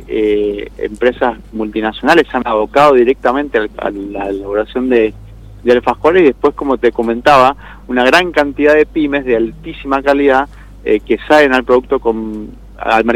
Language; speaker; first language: Spanish; native; Spanish